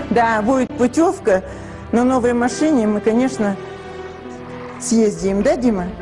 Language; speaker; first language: Russian; native; Russian